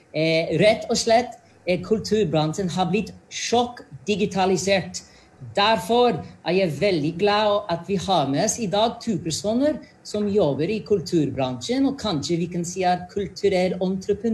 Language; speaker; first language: Norwegian; non-native, fluent; English